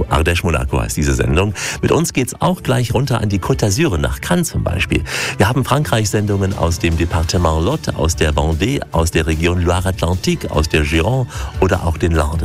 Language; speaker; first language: German; native; German